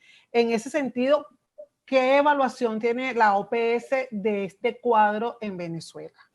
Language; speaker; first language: Spanish; native; Spanish